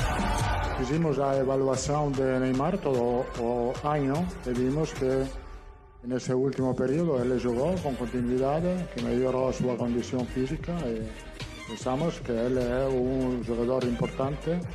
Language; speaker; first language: Spanish; non-native, fluent; Italian